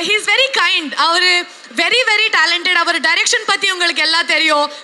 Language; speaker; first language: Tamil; non-native, learner; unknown